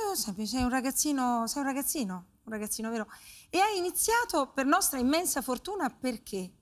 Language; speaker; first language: Italian; native; Italian